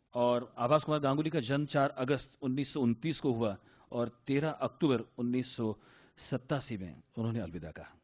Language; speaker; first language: Hindi; non-native, local second language; Marathi